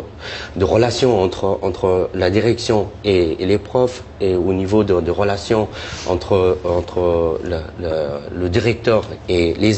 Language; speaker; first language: French; non-native, fluent; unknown